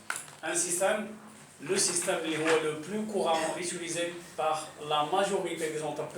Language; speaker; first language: French; non-native, local second language; Arabic